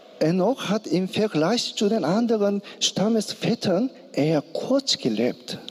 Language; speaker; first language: German; non-native, learner; Korean